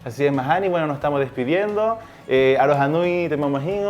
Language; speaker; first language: Spanish; native; Spanish